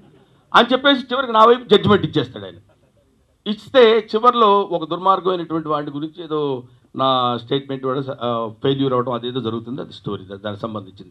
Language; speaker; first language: Telugu; native; Telugu